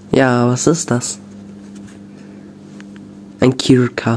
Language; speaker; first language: German; early bilingual, other home language; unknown